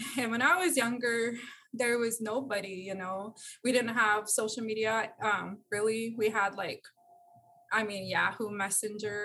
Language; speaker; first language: English; native; English